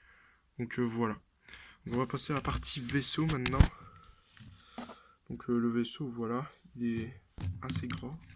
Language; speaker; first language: French; native; French